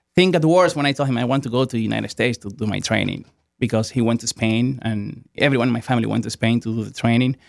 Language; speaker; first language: English; non-native, fluent; Spanish